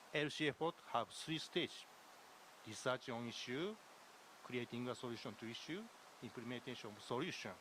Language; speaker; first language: English; non-native, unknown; Japanese